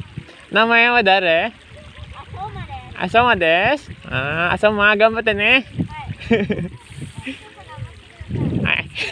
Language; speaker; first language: Japanese; non-native, learner; Indonesian